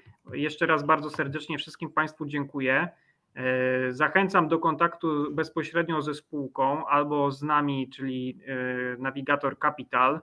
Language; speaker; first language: Polish; native; Polish